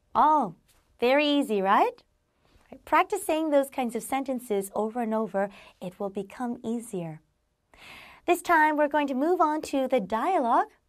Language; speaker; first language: English; non-native, fluent; Korean